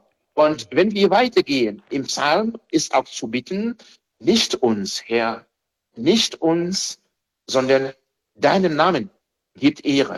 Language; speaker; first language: German; non-native, fluent; Haitian Creole